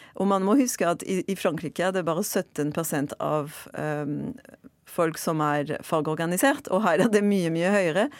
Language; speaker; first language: Norwegian; non-native, fluent; French